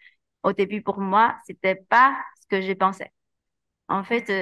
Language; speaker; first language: French; non-native, learner; Chinese